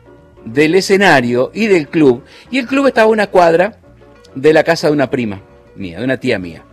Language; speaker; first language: Spanish; native; Spanish